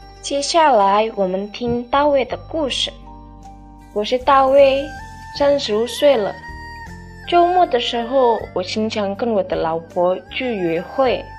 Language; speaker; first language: Chinese; non-native, fluent; Indonesian